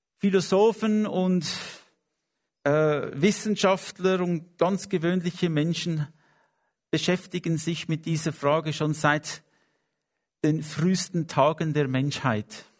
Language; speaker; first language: German; non-native, fluent; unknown